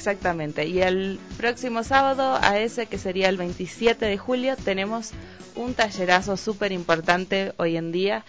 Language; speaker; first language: Spanish; native; Spanish